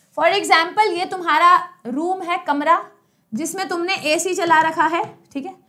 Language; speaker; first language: Hindi; native; Hindi